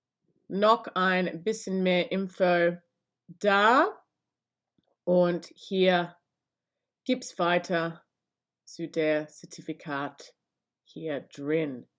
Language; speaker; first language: German; non-native, learner; English